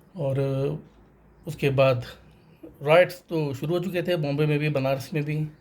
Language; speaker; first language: Hindi; non-native, local second language; Tamil